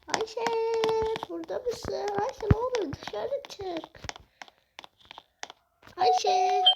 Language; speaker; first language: Turkish; native; Turkish